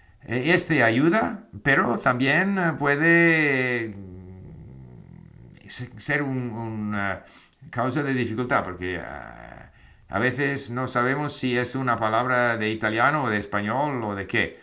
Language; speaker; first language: Spanish; non-native, fluent; English